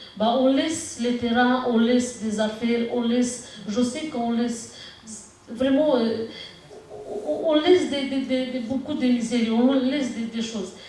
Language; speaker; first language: French; non-native, learner; Romanian